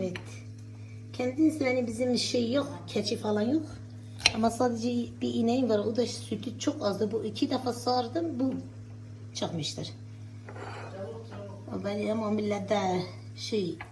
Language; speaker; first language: Turkish; non-native, local second language; Kurdish